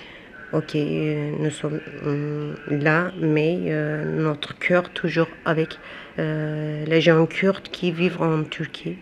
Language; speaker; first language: French; non-native, learner; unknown